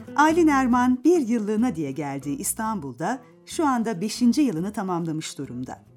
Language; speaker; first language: Turkish; native; Turkish